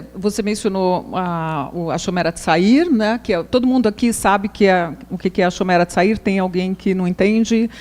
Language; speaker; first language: Portuguese; native; Portuguese